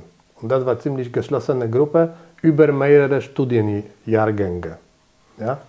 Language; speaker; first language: German; non-native, fluent; Polish